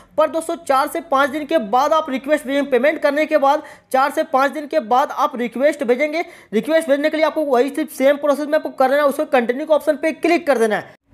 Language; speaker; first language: Hindi; native; Hindi